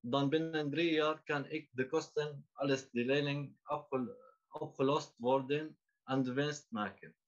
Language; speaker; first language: Dutch; non-native, learner; Arabic